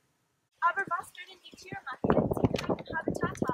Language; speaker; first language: German; non-native, learner; English